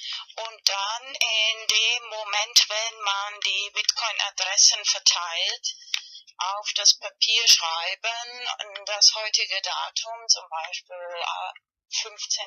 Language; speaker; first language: German; non-native, fluent; Spanish